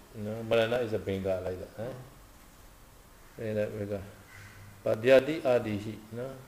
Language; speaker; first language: English; non-native, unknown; Burmese